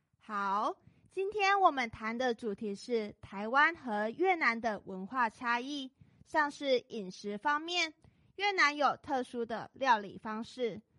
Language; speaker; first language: Chinese; native; Chinese